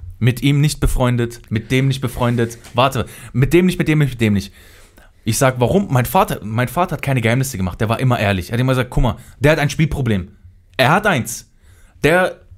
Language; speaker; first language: German; early bilingual, other home language; Kurdish